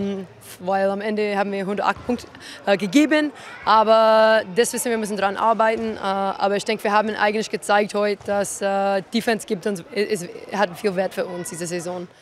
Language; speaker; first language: German; non-native, fluent; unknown